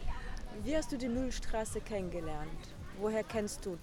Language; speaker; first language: German; native; German